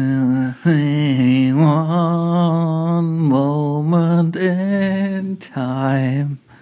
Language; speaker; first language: English; non-native, fluent; German